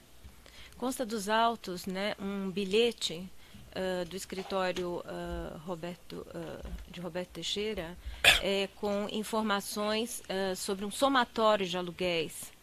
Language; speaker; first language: Portuguese; native; Portuguese